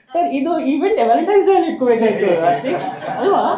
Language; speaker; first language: Kannada; non-native, local second language; Urdu